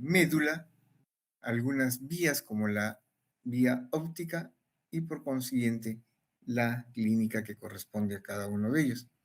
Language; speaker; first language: Spanish; native; Spanish